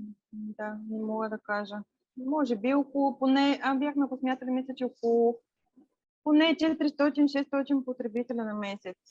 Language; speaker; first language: Bulgarian; native; Bulgarian